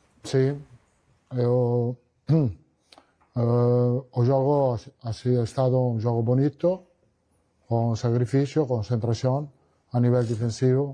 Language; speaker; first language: Portuguese; non-native, learner; Italian